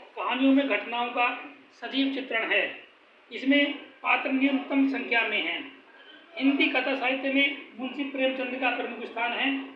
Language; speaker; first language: Hindi; native; Hindi